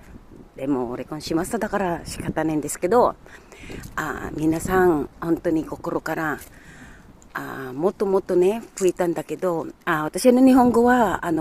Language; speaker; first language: Japanese; non-native, learner; Filipino